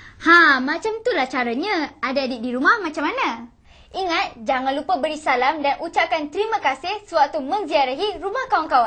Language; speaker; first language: Malay; native; Malay